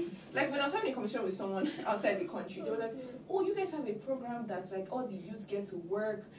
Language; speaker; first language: English; non-native, local second language; Yoruba